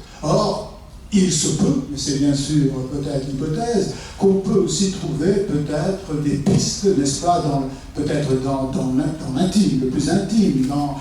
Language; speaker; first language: French; native; French